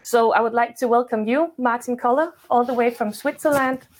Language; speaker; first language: English; non-native, fluent; Danish